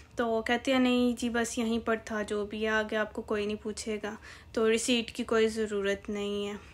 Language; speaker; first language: Urdu; native; Urdu